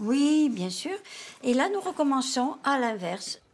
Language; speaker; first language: French; native; French